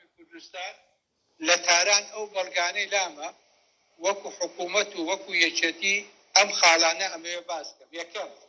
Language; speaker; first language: Central Kurdish; native; Central Kurdish